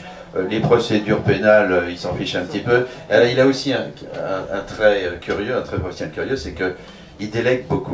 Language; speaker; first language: French; native; French